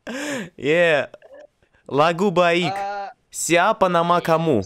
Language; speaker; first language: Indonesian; non-native, learner; Russian